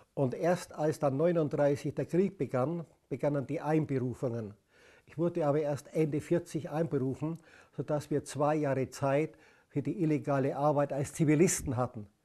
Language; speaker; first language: German; native; German